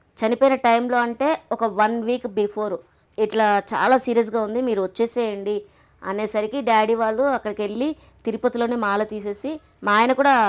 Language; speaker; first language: Telugu; native; Telugu